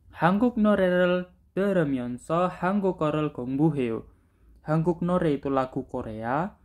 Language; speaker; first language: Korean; non-native, learner; Indonesian